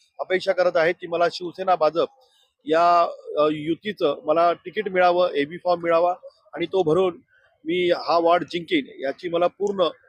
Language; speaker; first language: Marathi; native; Marathi